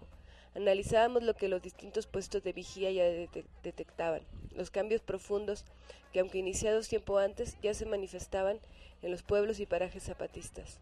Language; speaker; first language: Spanish; native; Spanish